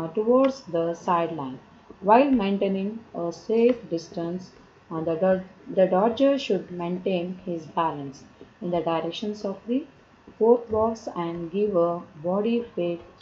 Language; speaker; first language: English; non-native, local second language; Kannada